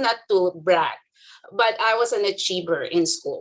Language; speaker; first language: English; non-native, local second language; Filipino